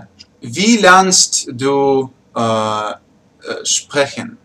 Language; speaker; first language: German; non-native, learner; Chechen